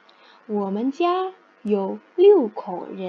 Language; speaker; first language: Chinese; non-native, fluent; Indonesian